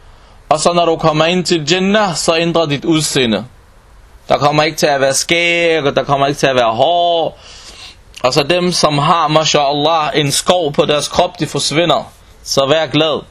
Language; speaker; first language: Danish; non-native, local second language; Arabic